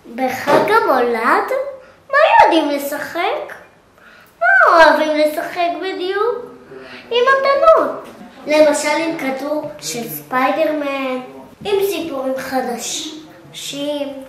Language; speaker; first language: Hebrew; early bilingual, other home language; Russian